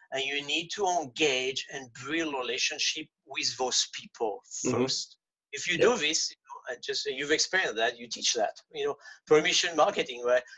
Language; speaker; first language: English; non-native, fluent; French